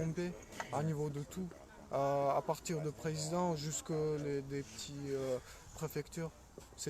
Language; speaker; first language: French; non-native, learner; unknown